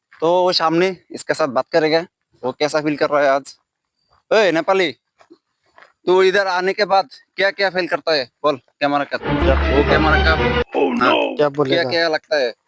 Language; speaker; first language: Hindi; non-native, learner; Bangla